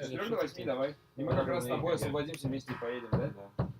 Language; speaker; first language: Russian; native; Russian